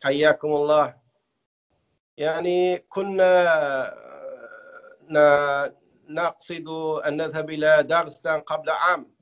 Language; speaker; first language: Arabic; non-native, fluent; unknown